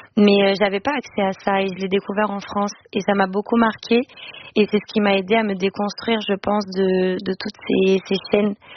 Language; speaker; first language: French; non-native, fluent; Portuguese